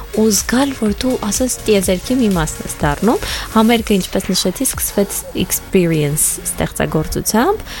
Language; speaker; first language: Armenian; native; Armenian